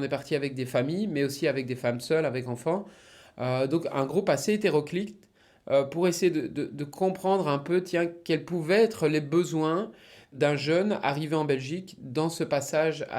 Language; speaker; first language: French; native; French